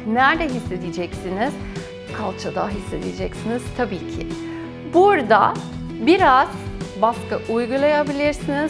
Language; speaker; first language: Turkish; non-native, fluent; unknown